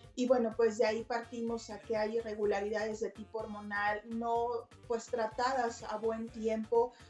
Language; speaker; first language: Spanish; native; Spanish